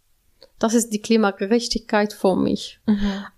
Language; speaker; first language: German; non-native, learner; Arabic